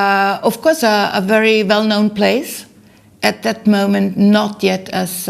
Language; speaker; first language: English; non-native, learner; German